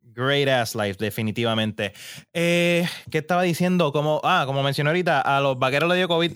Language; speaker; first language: Spanish; early bilingual, heritage; Spanish